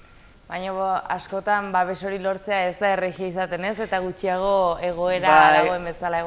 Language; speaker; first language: Basque; native; Basque